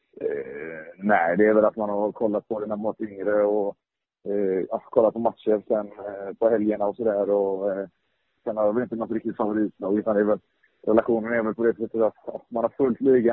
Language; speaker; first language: Swedish; native; Swedish